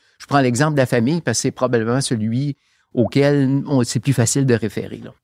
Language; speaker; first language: French; native; French